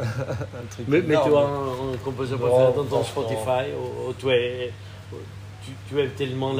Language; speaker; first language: French; non-native, fluent; Portuguese